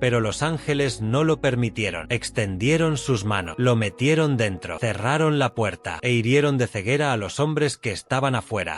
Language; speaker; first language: Spanish; native; Spanish